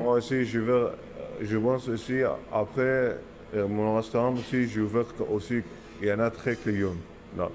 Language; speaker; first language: French; non-native, learner; Arabic